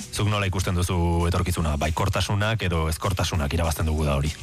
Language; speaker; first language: Basque; native; Basque